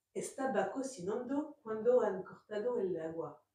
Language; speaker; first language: Spanish; non-native, learner; French